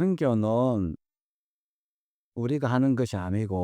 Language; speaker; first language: Korean; native; Korean